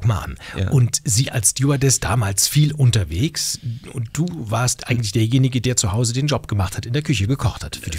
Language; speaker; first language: German; native; German